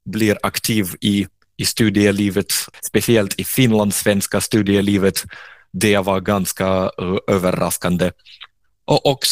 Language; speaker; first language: Swedish; non-native, fluent; Russian